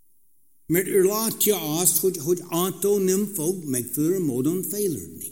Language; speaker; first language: Hungarian; non-native, fluent; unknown